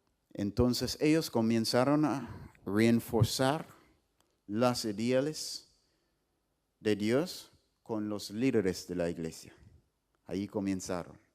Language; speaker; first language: Spanish; non-native, fluent; English